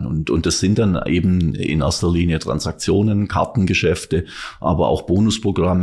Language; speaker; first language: German; native; German